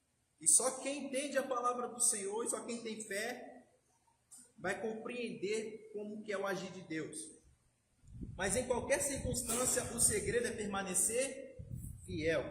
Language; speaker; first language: Portuguese; native; Portuguese